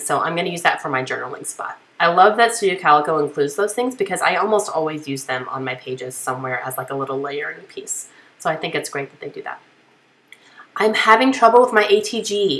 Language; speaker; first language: English; native; English